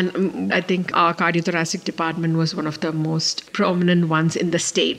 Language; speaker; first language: English; non-native, local second language; Malayalam